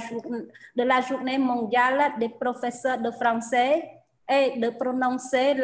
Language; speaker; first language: French; non-native, fluent; Khmer